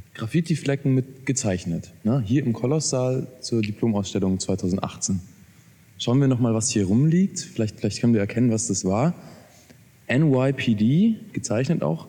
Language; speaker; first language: German; native; German